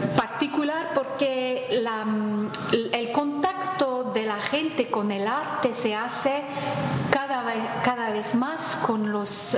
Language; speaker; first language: Spanish; non-native, fluent; French